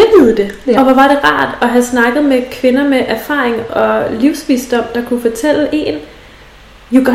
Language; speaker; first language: Danish; native; Danish